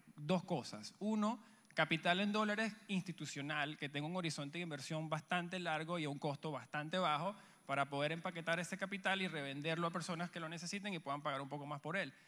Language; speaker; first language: Spanish; native; Spanish